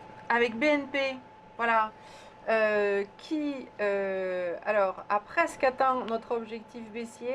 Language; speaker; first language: French; native; French